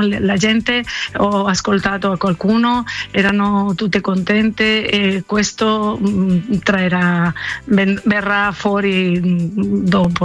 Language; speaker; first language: Italian; non-native, learner; Spanish